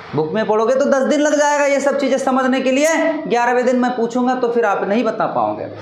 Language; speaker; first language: Hindi; non-native, local second language; Marathi